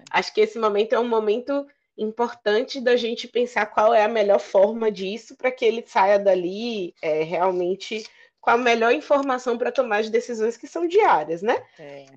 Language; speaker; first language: Portuguese; native; Portuguese